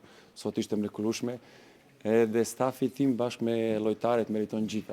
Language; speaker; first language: Albanian; non-native, learner; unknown